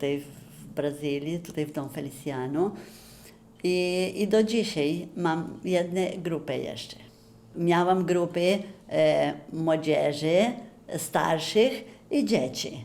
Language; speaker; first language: Polish; early bilingual, heritage; Polish